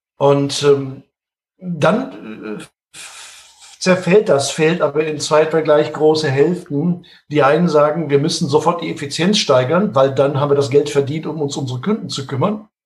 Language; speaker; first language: German; native; German